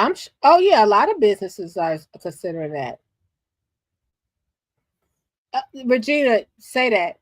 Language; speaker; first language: English; native; English